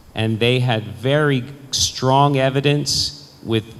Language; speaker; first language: English; native; English